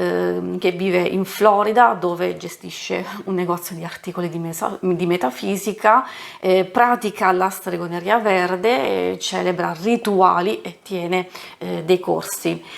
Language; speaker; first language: Italian; native; Italian